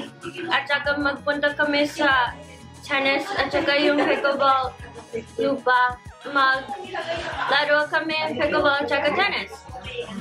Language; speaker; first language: Filipino; early bilingual, heritage; English